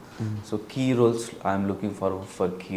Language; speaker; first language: Telugu; non-native, local second language; Urdu